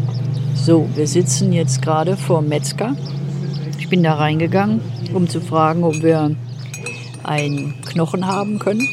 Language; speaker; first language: German; native; German